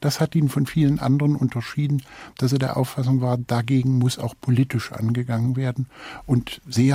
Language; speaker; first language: German; native; German